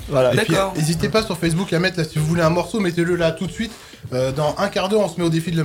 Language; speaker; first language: French; native; French